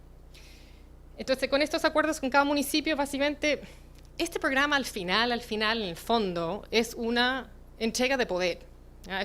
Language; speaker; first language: Spanish; native; Spanish